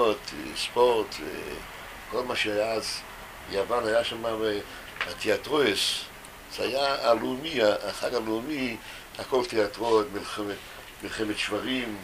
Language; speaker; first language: Hebrew; non-native, fluent; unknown